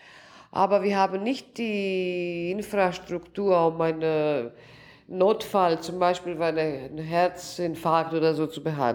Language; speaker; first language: German; non-native, local second language; Greek